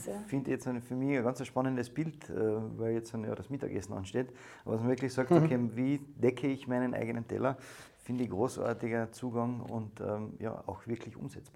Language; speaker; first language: German; native; German